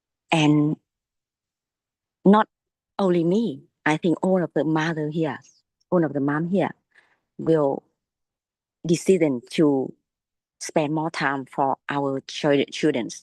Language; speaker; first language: English; non-native, learner; Vietnamese